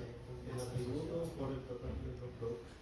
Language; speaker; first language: Spanish; native; Spanish